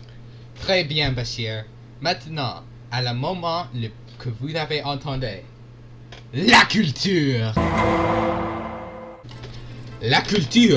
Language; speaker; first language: French; non-native, learner; English